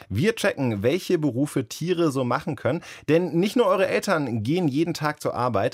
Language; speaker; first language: German; native; German